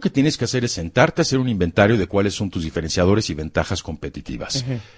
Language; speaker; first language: Spanish; native; Spanish